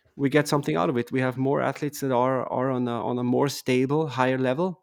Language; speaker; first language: English; non-native, fluent; German